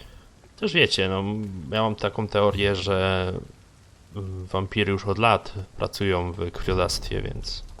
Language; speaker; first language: Polish; native; Polish